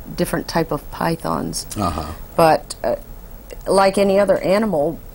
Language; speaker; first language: English; native; English